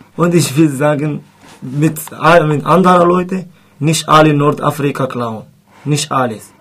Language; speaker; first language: German; non-native, learner; Arabic